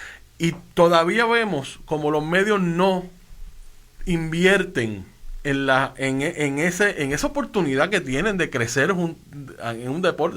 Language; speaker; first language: Spanish; native; Spanish